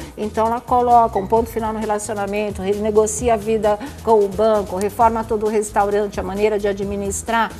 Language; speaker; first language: Portuguese; native; Portuguese